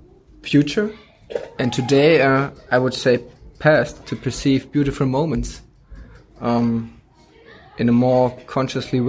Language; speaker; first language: English; non-native, fluent; German